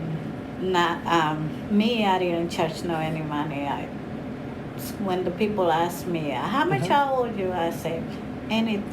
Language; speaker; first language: English; non-native, learner; Spanish